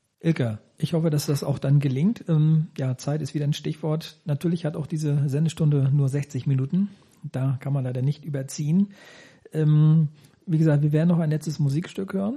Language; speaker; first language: German; native; German